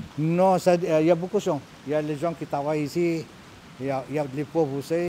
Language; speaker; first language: French; non-native, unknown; Malay